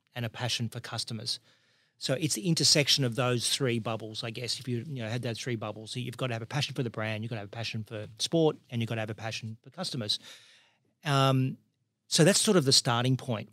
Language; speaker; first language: English; native; English